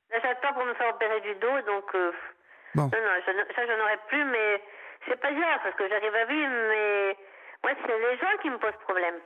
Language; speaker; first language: French; native; French